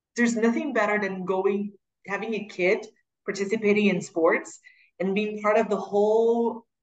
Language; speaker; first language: English; non-native, fluent; Portuguese